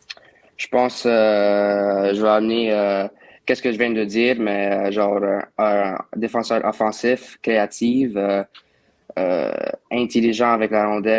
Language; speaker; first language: French; non-native, local second language; English